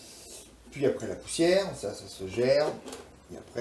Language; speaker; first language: French; native; French